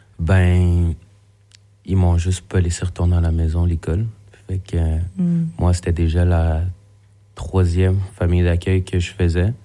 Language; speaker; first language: French; native; French